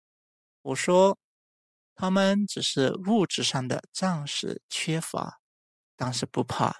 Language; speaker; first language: Chinese; native; Chinese